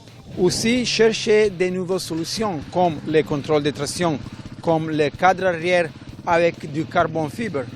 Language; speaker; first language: French; non-native, fluent; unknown